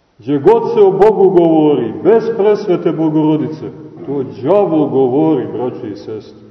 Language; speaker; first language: Serbian; native; Serbian